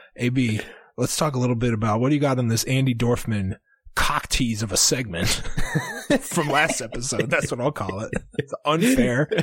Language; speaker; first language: English; native; English